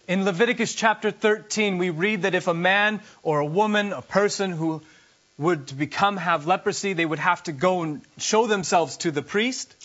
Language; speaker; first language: English; native; English